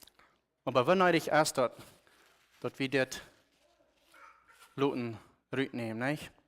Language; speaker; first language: German; non-native, learner; Plautdietsch